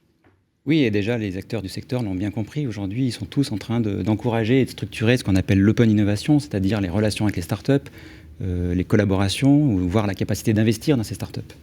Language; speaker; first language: French; native; French